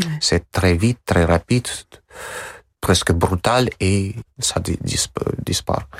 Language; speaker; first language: French; non-native, learner; Russian